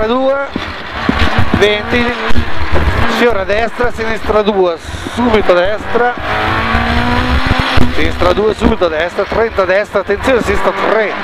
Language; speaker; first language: Italian; native; Italian